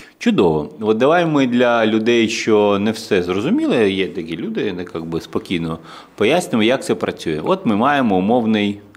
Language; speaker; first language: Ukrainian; non-native, local second language; Russian